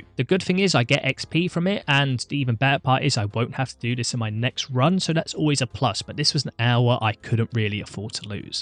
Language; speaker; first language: English; native; English